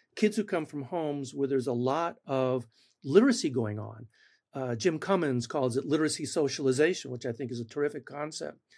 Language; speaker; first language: English; non-native, fluent; Spanish